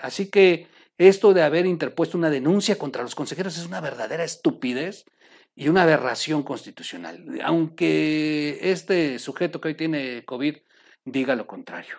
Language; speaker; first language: Spanish; native; Spanish